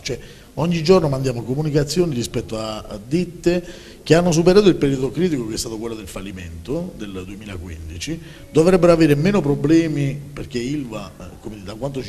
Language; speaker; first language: Italian; native; Italian